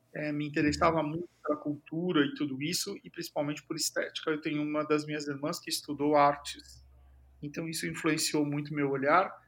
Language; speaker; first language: Portuguese; native; Portuguese